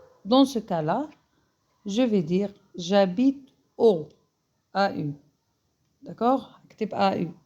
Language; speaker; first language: French; non-native, fluent; Arabic